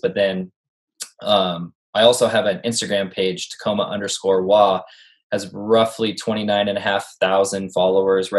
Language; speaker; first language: English; native; English